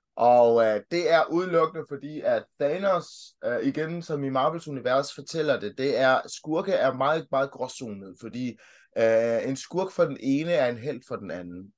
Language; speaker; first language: Danish; early bilingual, other home language; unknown